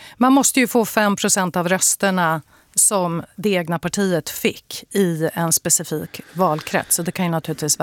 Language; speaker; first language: Swedish; native; Swedish